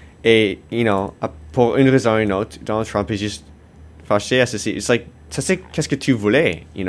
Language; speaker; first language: French; non-native, fluent; English